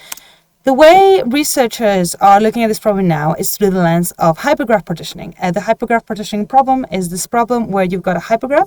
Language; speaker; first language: English; non-native, fluent; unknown